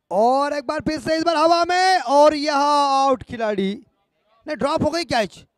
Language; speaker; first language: Hindi; non-native, local second language; Marathi